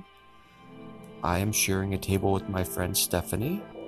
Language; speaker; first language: English; native; English